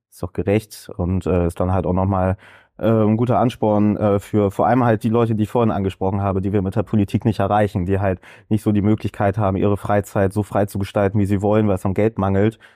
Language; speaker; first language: German; native; German